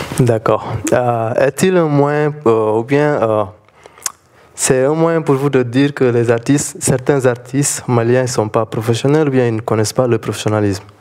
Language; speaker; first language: French; non-native, local second language; Bambara